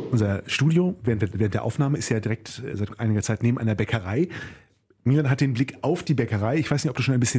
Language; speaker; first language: German; native; German